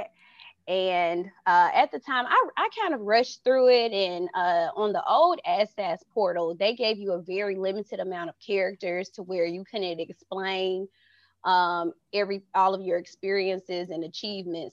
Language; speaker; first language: English; native; English